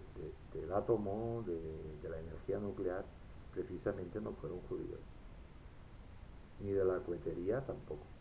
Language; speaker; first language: Spanish; native; Spanish